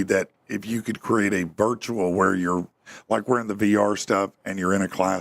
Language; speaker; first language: English; native; English